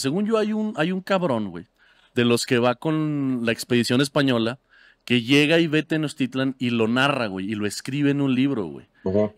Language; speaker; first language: Spanish; native; Spanish